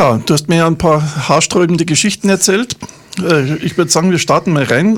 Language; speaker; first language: German; native; German